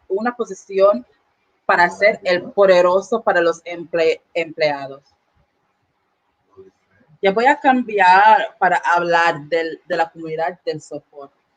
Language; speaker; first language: Spanish; non-native, learner; English